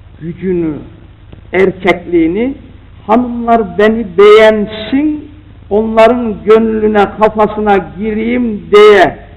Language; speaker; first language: Turkish; native; Turkish